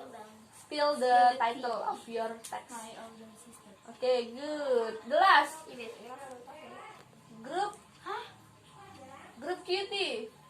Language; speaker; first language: English; non-native, learner; Indonesian